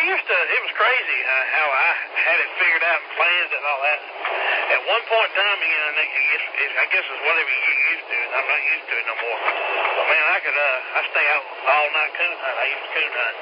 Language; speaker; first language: English; native; English